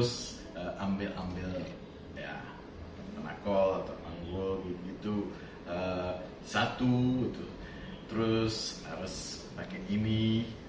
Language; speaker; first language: Indonesian; non-native, fluent; French